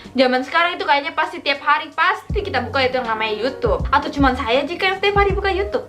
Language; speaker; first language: Indonesian; native; Indonesian